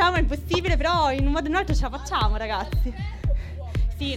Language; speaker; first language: Italian; native; Italian